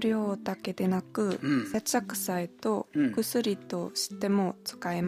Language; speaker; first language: Japanese; non-native, learner; German